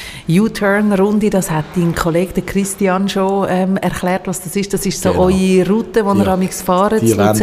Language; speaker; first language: German; native; German